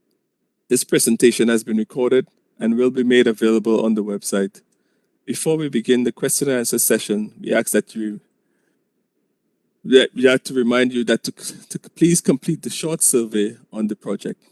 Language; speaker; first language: English; native; English